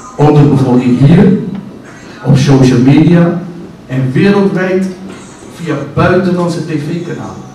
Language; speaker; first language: Dutch; native; Dutch